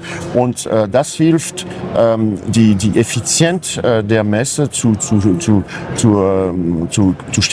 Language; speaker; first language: German; non-native, fluent; French